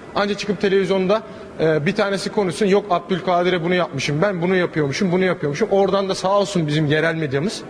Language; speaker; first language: Turkish; native; Turkish